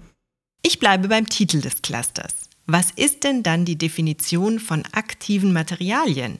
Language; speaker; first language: German; native; German